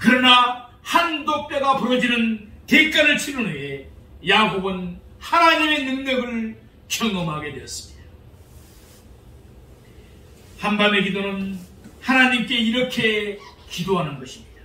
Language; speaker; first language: Korean; native; Korean